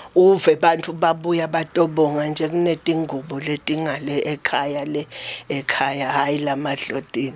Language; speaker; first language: Zulu; non-native, local second language; Swati